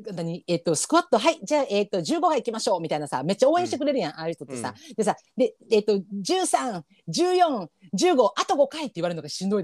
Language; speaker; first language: Japanese; native; Japanese